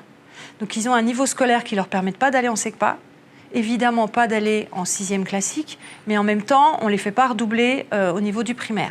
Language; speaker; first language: French; native; French